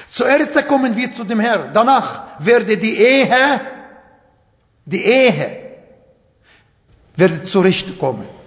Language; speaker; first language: German; non-native, fluent; Arabic